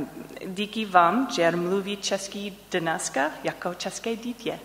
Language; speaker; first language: Czech; non-native, learner; English